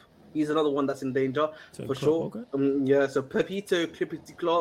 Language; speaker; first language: English; native; English